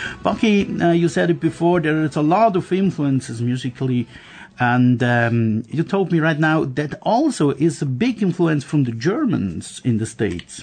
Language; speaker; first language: English; non-native, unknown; German